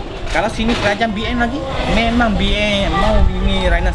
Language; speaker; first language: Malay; non-native, local second language; Cantonese